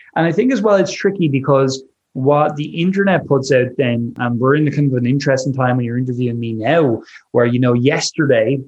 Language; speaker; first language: English; native; English